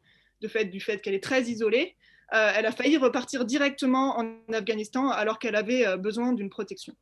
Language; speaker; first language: French; native; French